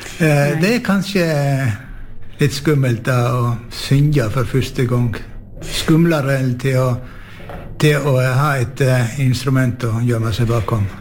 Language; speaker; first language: Norwegian; native; Norwegian